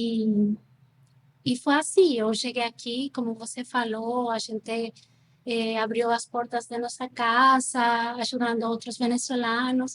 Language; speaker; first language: Portuguese; non-native, fluent; Spanish